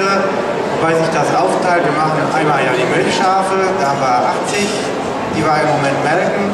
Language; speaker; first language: German; native; German